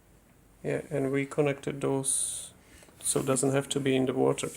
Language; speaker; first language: English; non-native, fluent; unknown